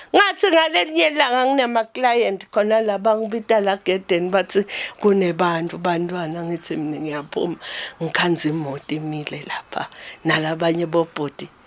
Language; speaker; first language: Zulu; non-native, local second language; Swati